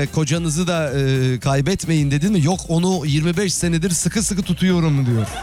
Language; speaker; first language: Turkish; native; Turkish